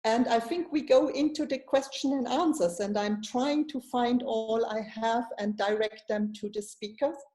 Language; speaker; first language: English; non-native, fluent; German